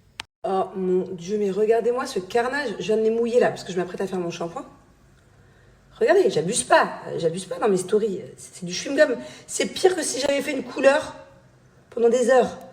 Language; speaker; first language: French; native; French